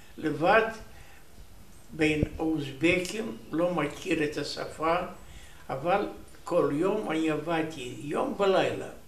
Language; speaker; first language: Hebrew; non-native, learner; Romanian